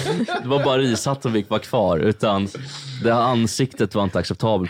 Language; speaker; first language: Swedish; native; Swedish